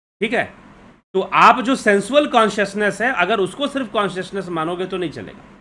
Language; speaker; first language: Hindi; native; Hindi